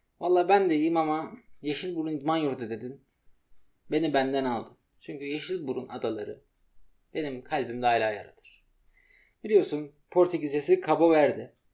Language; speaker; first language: Turkish; native; Turkish